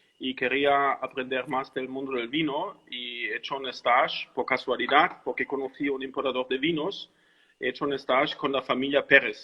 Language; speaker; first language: Spanish; non-native, fluent; German